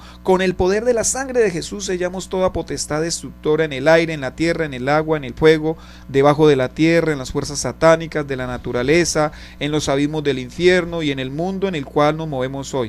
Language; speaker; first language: Spanish; native; Spanish